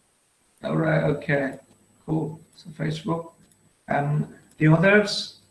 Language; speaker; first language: English; non-native, fluent; Vietnamese